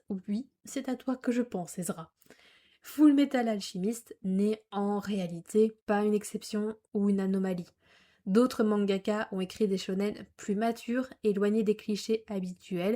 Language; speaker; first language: French; native; French